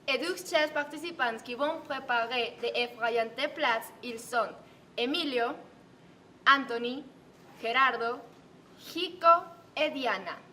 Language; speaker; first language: French; non-native, learner; Spanish